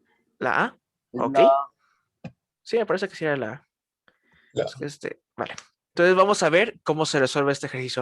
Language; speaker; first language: Spanish; native; Spanish